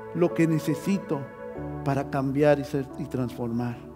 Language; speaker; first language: Spanish; native; Spanish